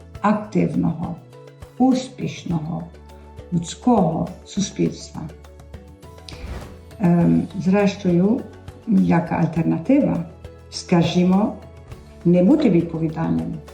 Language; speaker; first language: Ukrainian; early bilingual, heritage; Ukrainian